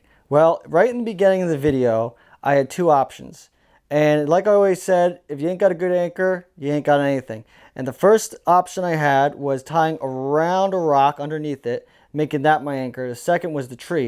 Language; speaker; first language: English; native; English